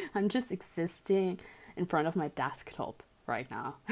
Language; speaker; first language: English; early bilingual, other home language; German